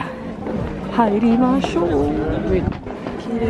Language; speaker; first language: Japanese; non-native, learner; Filipino